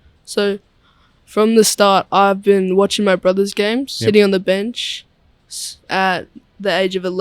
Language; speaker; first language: English; native; English